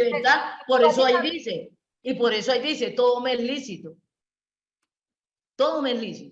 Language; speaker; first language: Spanish; native; Spanish